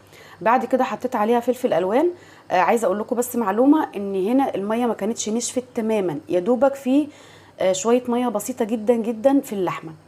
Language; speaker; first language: Arabic; native; Arabic